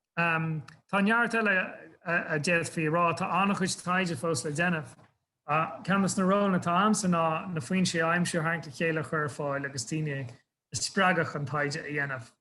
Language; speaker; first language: Irish; non-native, local second language; English